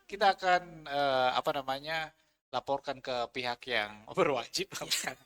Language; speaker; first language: Indonesian; native; Indonesian